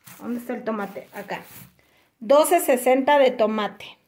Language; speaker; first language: Spanish; native; Spanish